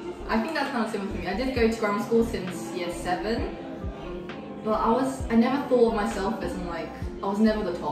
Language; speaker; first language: English; early bilingual, other home language; Korean